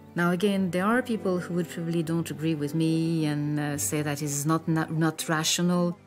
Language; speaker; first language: English; non-native, fluent; French